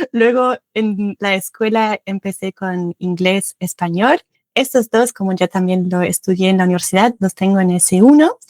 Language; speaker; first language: Spanish; non-native, fluent; German